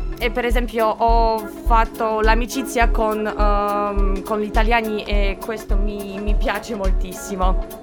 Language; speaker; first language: Italian; non-native, fluent; Russian